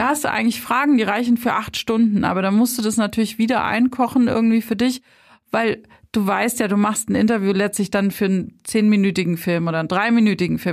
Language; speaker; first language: German; native; German